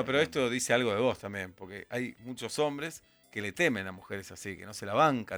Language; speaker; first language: Spanish; native; Spanish